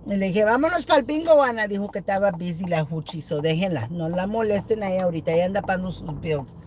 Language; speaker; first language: Spanish; early bilingual, other home language; English